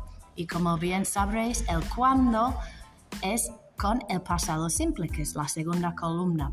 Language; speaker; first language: Spanish; non-native, fluent; English